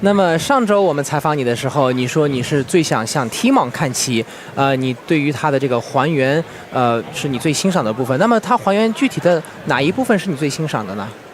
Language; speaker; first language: Chinese; native; Chinese